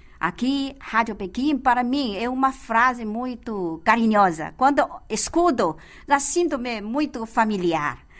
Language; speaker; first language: Portuguese; non-native, fluent; Chinese